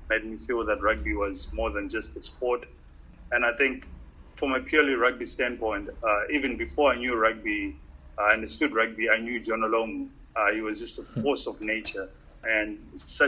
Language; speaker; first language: English; non-native, local second language; Shona